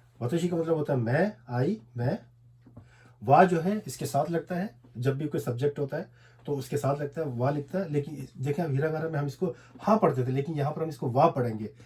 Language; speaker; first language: Urdu; non-native, local second language; Pashto